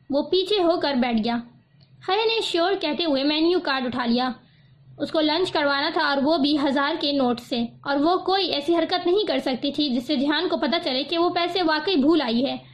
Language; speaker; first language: Urdu; native; Urdu